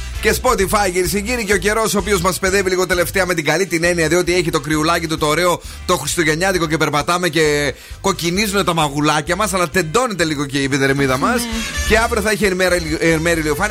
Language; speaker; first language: Greek; native; Greek